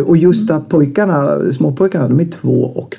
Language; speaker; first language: Swedish; native; Swedish